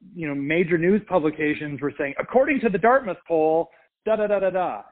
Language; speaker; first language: English; native; English